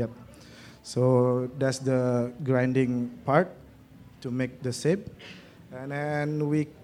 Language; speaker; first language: English; non-native, learner; Indonesian